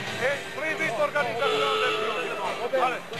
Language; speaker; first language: French; non-native, learner; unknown